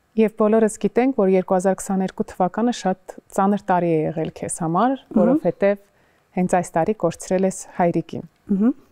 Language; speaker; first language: Armenian; native; Armenian